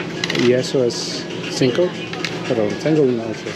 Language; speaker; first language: Spanish; non-native, learner; English